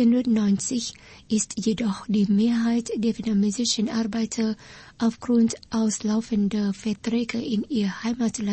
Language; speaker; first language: German; non-native, fluent; Vietnamese